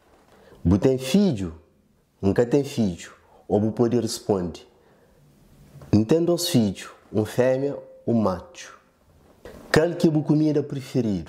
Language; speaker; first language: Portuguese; non-native, local second language; Kabuverdianu